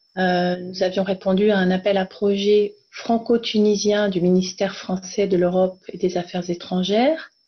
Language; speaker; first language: French; native; French